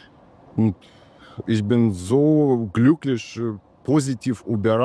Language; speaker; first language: German; non-native, learner; Russian